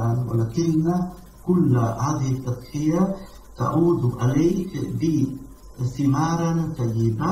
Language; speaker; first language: Arabic; non-native, learner; Italian